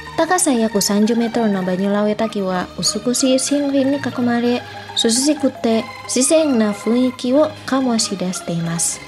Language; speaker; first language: Japanese; non-native, fluent; Indonesian